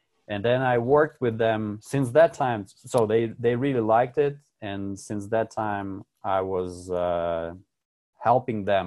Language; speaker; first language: English; non-native, fluent; Russian